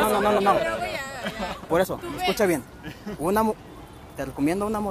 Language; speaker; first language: Spanish; native; Spanish